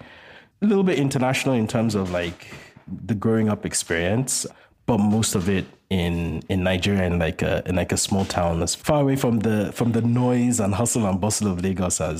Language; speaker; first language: English; non-native, local second language; Yoruba